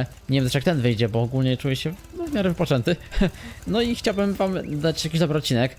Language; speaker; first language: Polish; native; Polish